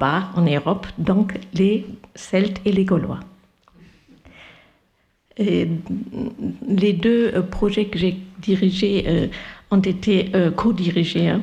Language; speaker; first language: French; non-native, fluent; German